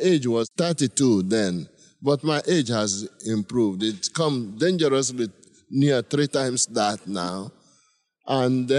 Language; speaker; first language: English; non-native, local second language; Igbo